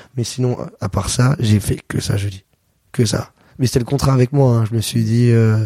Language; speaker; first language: French; native; French